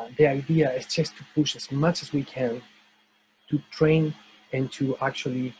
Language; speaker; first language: English; non-native, fluent; Spanish